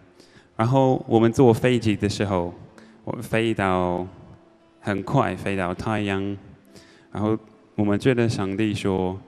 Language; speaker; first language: Chinese; non-native, learner; English